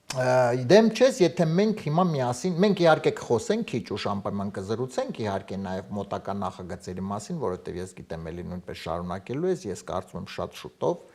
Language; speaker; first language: Armenian; native; Armenian